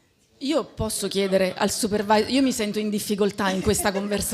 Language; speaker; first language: Italian; native; Italian